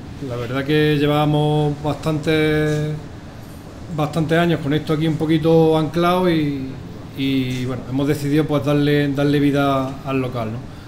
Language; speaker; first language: Spanish; native; Spanish